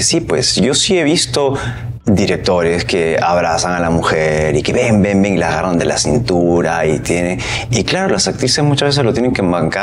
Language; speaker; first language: Spanish; native; Spanish